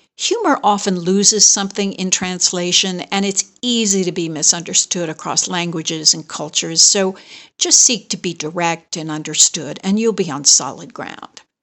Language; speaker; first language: English; native; English